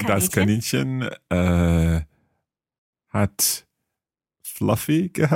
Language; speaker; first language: German; non-native, learner; English